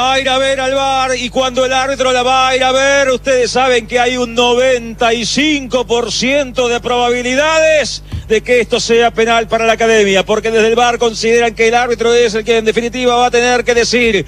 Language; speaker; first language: Spanish; native; Spanish